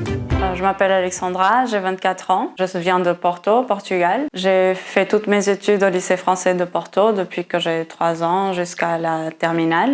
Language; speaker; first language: French; non-native, fluent; Portuguese